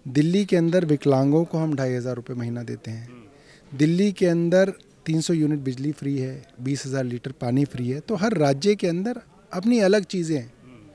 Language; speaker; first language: Hindi; native; Hindi